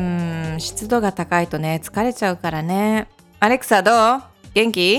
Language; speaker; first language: Japanese; native; Japanese